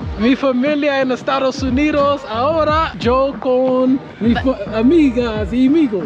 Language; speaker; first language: Spanish; non-native, learner; English